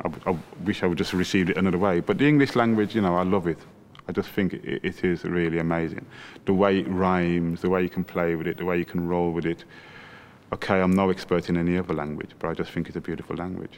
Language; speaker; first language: English; native; English